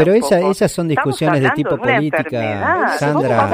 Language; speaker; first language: Spanish; native; Spanish